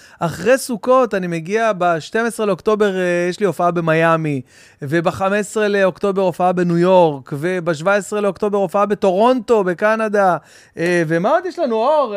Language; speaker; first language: Hebrew; native; Hebrew